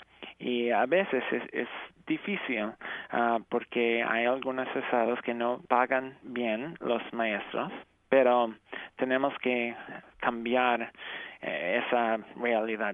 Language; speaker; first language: Spanish; early bilingual, heritage; English